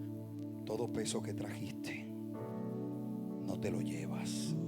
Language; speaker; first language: Spanish; native; Spanish